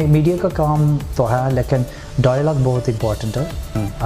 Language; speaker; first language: Hindi; early bilingual, heritage; Hindi